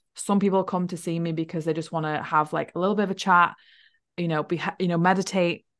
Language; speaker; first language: English; native; English